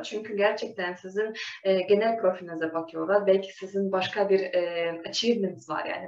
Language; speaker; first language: Turkish; non-native, fluent; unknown